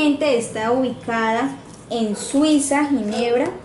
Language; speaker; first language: Spanish; native; Spanish